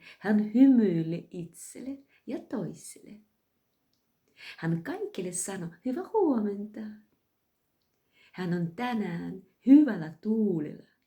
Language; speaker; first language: Finnish; non-native, fluent; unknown